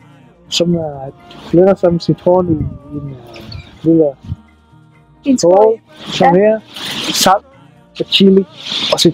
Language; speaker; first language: Danish; non-native, learner; Swahili